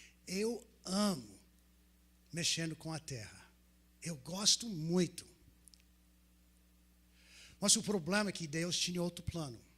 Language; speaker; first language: Portuguese; non-native, fluent; English